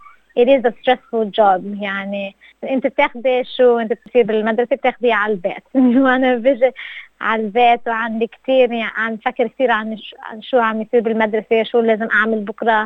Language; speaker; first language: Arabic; early bilingual, heritage; Arabic